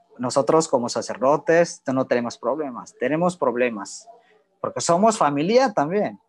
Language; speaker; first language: Spanish; non-native, learner; Indonesian